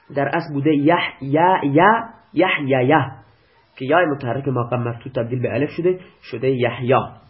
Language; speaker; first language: Persian; non-native, local second language; Baluchi